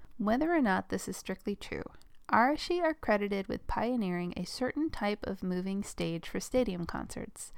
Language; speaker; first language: English; native; English